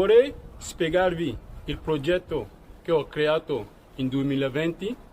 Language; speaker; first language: Italian; non-native, fluent; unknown